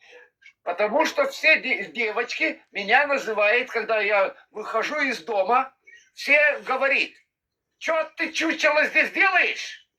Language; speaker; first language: Russian; non-native, learner; Lithuanian